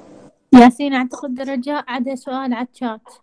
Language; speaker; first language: Arabic; native; Arabic